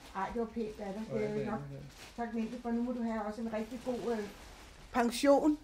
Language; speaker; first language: Danish; native; Danish